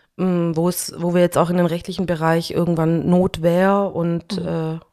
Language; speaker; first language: German; early bilingual, other home language; Hungarian